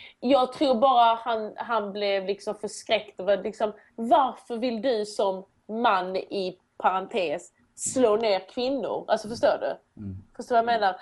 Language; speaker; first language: Swedish; early bilingual, other home language; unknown